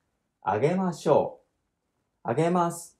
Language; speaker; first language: Japanese; non-native, learner; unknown